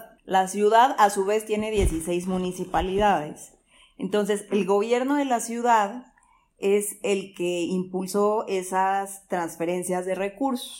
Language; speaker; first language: Spanish; native; Spanish